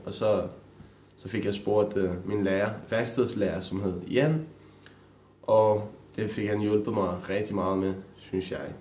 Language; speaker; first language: Danish; early bilingual, other home language; Romanian